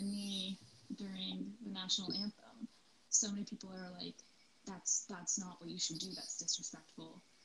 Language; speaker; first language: English; native; English